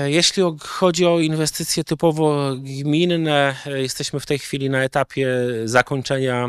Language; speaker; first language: Polish; native; Polish